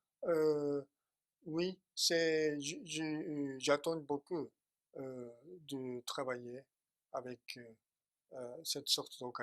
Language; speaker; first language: French; non-native, fluent; Japanese